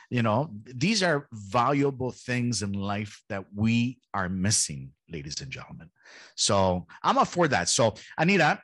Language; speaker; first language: English; early bilingual, heritage; Italian